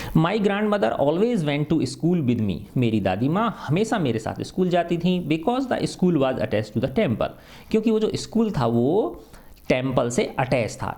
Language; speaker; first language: Hindi; native; Hindi